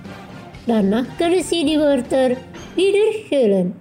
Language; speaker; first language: German; non-native, fluent; Indonesian